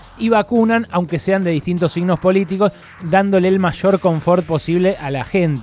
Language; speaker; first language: Spanish; native; Spanish